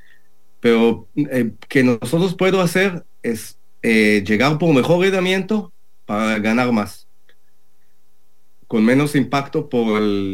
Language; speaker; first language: Spanish; non-native, learner; Hebrew